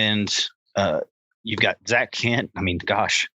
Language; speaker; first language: English; native; English